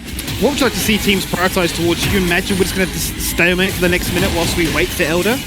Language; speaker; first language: English; native; English